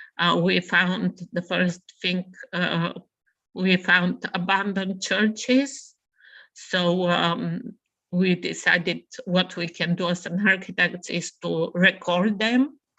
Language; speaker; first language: English; non-native, fluent; Bulgarian